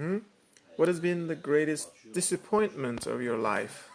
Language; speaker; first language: English; non-native, fluent; Turkish